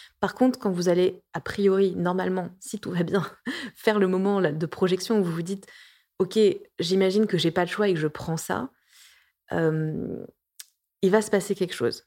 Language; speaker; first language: French; native; French